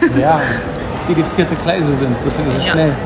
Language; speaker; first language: German; native; German